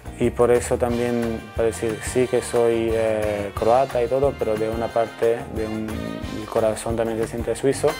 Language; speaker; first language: Spanish; non-native, fluent; Croatian